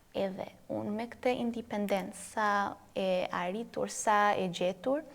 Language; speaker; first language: Albanian; early bilingual, heritage; Albanian